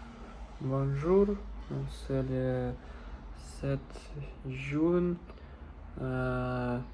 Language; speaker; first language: French; non-native, learner; Russian